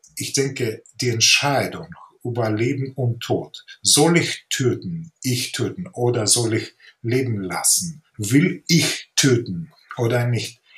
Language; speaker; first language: German; non-native, fluent; Ukrainian